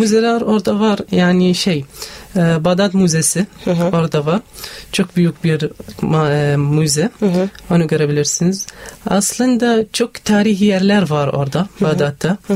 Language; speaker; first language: Turkish; non-native, fluent; Arabic